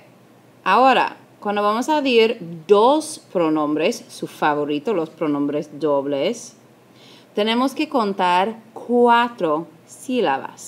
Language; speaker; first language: Spanish; non-native, fluent; English